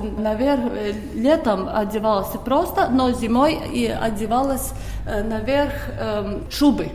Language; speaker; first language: Russian; non-native, local second language; Latvian